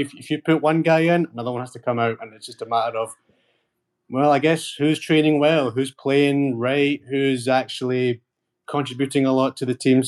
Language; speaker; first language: English; native; English